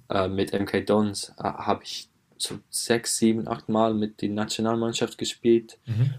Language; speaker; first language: German; non-native, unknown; English